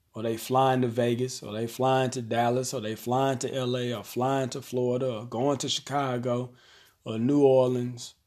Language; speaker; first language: English; native; English